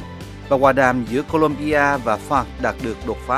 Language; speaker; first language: Vietnamese; native; Vietnamese